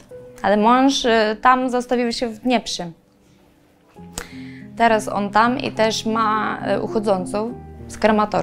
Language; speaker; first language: Polish; non-native, learner; Ukrainian